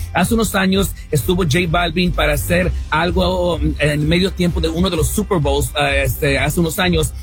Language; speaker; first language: Spanish; early bilingual, heritage; Spanish